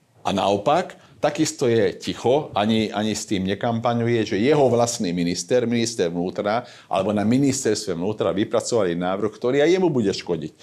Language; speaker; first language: Slovak; non-native, local second language; Hungarian